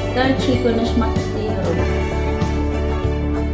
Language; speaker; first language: Turkish; non-native, learner; Filipino